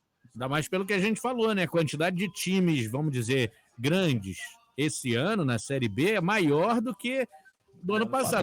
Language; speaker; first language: Portuguese; native; Portuguese